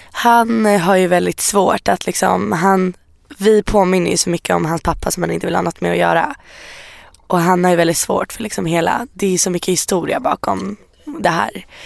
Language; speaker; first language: Swedish; early bilingual, other home language; Persian